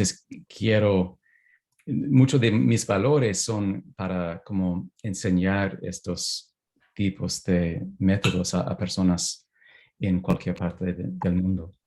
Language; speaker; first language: Spanish; non-native, fluent; English